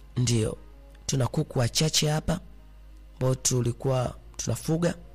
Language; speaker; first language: Swahili; native; Swahili